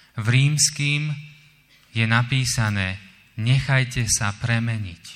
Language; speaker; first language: Slovak; native; Slovak